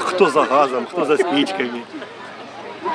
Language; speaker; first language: Russian; native; Russian